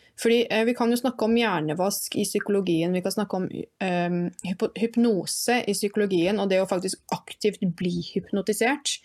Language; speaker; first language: Norwegian; native; Norwegian